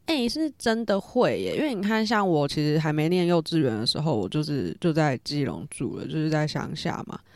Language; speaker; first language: Chinese; native; Chinese